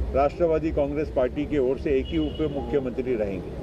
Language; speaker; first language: Hindi; non-native, local second language; Marathi